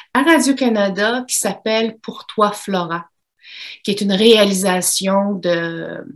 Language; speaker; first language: French; native; French